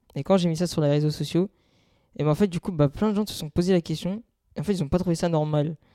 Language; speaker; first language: French; native; French